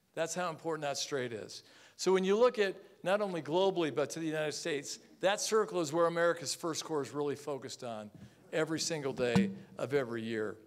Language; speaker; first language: English; native; English